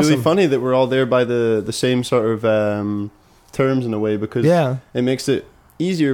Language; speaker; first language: English; native; English